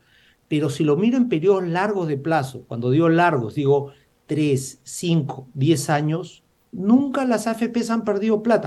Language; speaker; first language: Spanish; native; Spanish